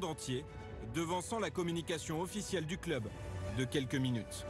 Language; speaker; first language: French; native; French